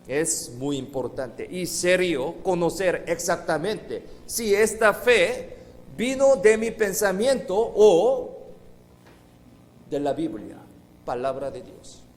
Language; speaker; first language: Spanish; non-native, fluent; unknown